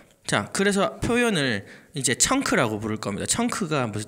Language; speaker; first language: Korean; native; Korean